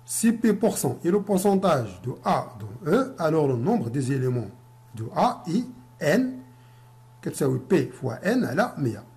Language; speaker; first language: French; non-native, local second language; Arabic